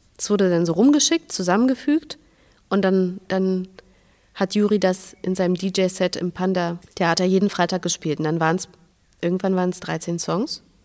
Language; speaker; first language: German; non-native, fluent; Russian